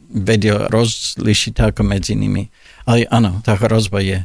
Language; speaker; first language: Slovak; non-native, fluent; English